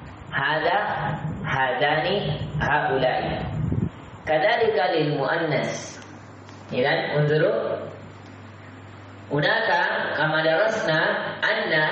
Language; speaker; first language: Arabic; non-native, fluent; Indonesian